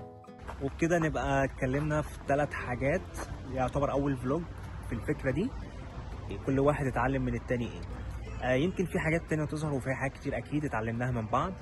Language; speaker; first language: Arabic; native; Arabic